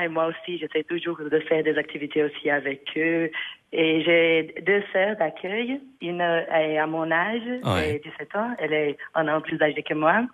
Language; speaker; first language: French; non-native, learner; Portuguese